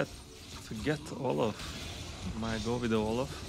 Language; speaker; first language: English; non-native, fluent; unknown